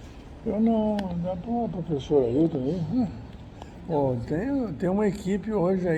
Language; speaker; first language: Portuguese; native; Portuguese